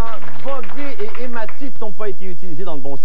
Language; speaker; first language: French; native; French